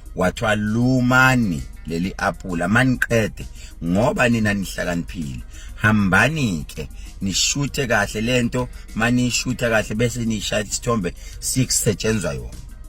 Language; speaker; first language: Zulu; native; Zulu